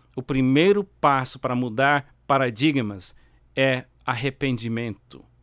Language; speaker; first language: Portuguese; non-native, fluent; English